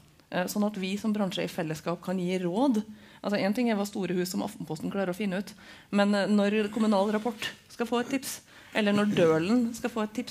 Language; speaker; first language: Norwegian; native; Norwegian